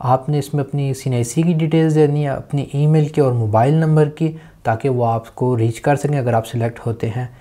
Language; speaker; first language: Urdu; native; Urdu